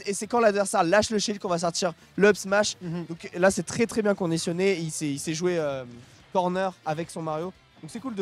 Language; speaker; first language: French; native; French